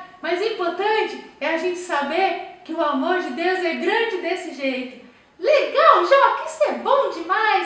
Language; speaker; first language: Portuguese; native; Portuguese